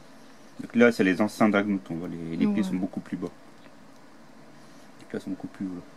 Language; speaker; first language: French; native; French